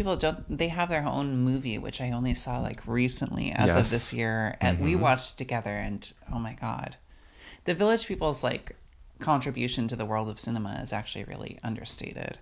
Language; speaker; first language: English; native; English